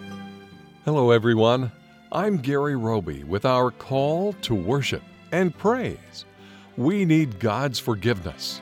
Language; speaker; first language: English; native; English